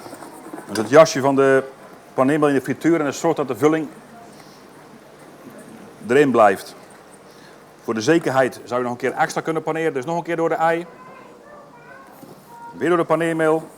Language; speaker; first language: Dutch; native; Dutch